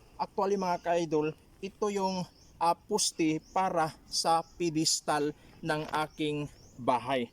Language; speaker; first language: Filipino; non-native, local second language; Waray